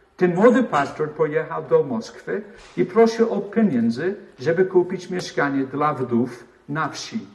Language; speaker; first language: Polish; non-native, fluent; English